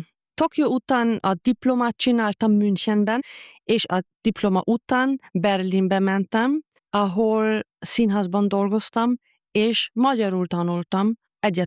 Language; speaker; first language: Hungarian; non-native, fluent; Japanese